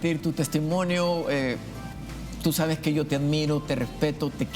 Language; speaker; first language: Spanish; native; Spanish